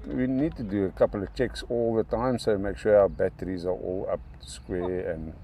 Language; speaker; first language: English; non-native, local second language; Afrikaans